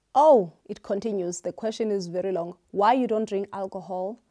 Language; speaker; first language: English; non-native, local second language; Xhosa